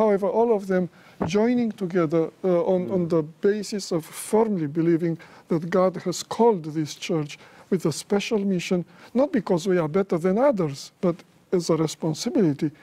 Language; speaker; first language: English; non-native, fluent; Romanian